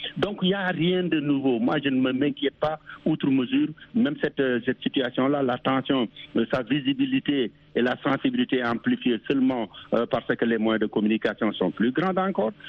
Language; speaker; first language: French; non-native, local second language; Wolof